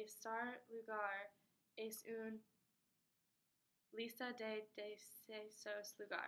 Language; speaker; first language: Spanish; non-native, learner; English